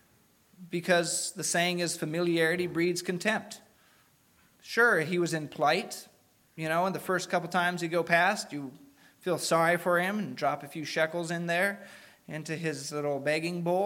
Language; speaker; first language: English; native; English